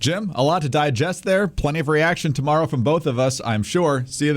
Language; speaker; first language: English; native; English